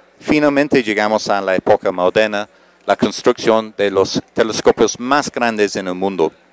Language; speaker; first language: Spanish; non-native, fluent; English